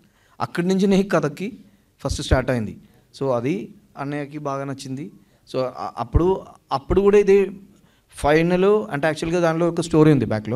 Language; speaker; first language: Telugu; non-native, learner; Malayalam